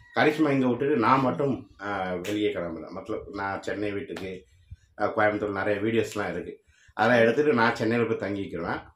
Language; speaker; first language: Tamil; native; Tamil